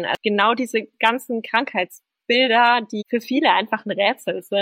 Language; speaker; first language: German; native; German